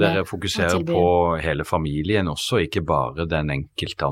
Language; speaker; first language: Norwegian; native; Norwegian